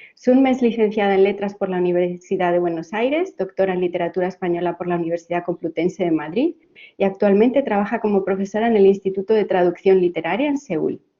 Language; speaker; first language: Spanish; native; Spanish